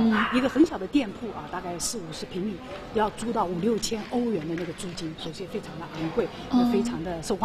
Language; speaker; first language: Chinese; native; Chinese